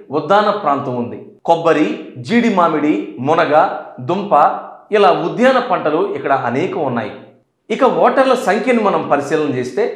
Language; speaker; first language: Telugu; native; Telugu